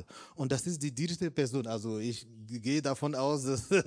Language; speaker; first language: German; non-native, fluent; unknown